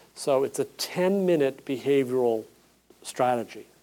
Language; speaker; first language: English; native; English